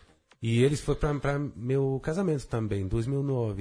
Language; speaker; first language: Portuguese; non-native, fluent; English